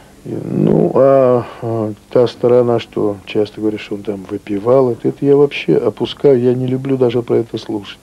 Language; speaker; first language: Russian; native; Russian